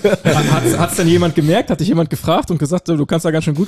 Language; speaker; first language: German; native; German